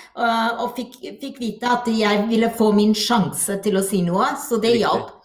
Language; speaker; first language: Norwegian; non-native, fluent; English